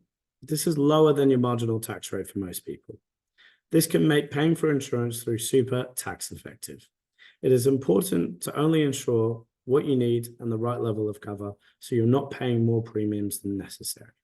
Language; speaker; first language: English; native; English